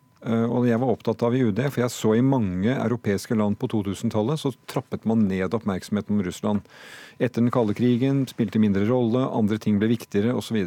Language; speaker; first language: Norwegian; native; Norwegian